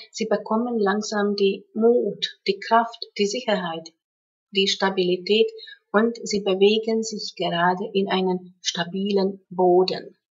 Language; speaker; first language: German; non-native, fluent; Hungarian